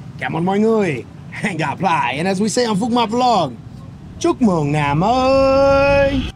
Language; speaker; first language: Vietnamese; non-native, fluent; English